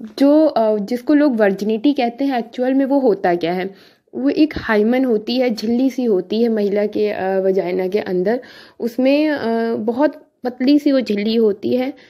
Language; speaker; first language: Hindi; native; Hindi